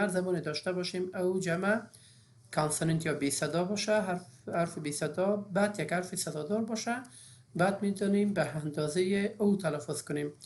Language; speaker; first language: Persian; native; Persian